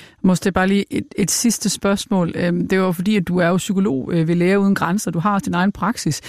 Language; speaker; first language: Danish; native; Danish